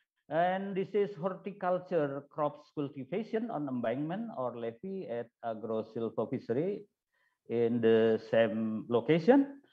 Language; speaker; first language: English; non-native, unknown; Indonesian